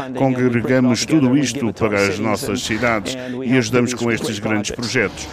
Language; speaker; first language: Portuguese; early bilingual, heritage; Portuguese